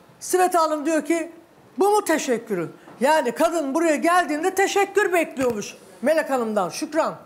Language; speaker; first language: Turkish; native; Turkish